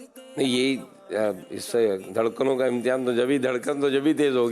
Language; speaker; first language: Urdu; native; Urdu